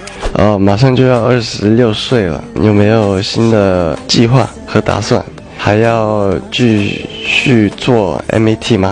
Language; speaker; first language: Chinese; early bilingual, heritage; Chinese